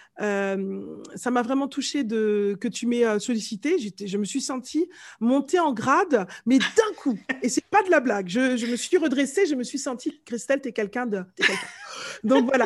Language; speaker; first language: French; native; French